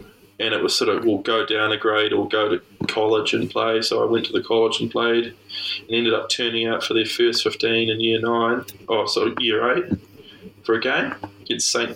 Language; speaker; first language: English; native; English